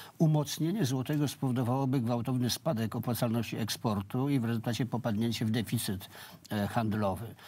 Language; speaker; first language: Polish; native; Polish